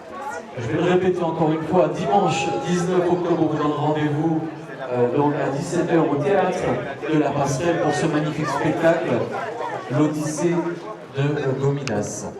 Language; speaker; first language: French; native; French